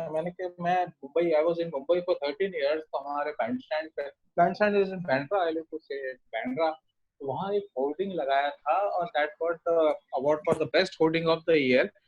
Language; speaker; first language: Hindi; native; Hindi